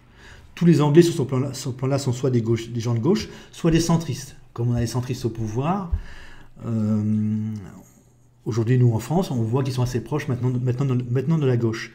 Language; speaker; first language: French; native; French